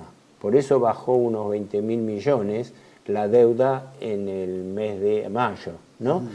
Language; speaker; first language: Spanish; native; Spanish